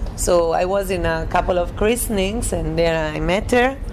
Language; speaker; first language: English; non-native, fluent; Italian